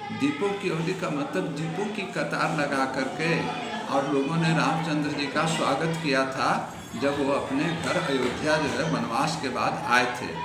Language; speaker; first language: Hindi; native; Hindi